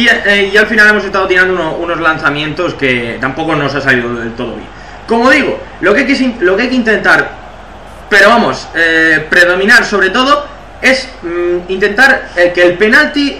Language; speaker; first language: Spanish; native; Spanish